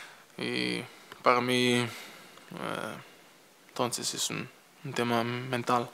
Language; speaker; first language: Spanish; non-native, fluent; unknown